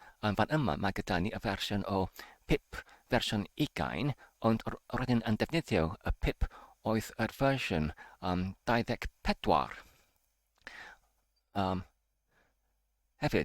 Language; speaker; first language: Welsh; non-native, learner; Polish